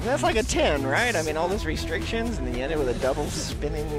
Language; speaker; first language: English; native; English